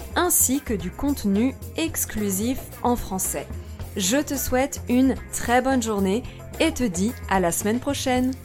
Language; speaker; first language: French; native; French